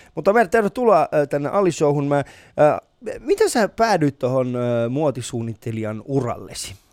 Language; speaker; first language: Finnish; early bilingual, other home language; Persian